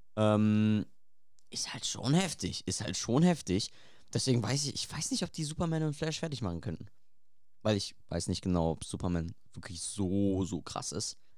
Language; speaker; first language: German; native; German